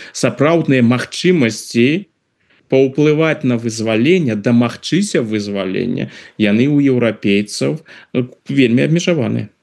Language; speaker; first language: Belarusian; non-native, local second language; Russian